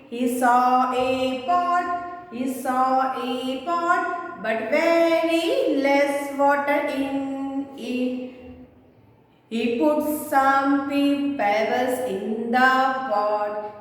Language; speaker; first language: English; non-native, local second language; Hindi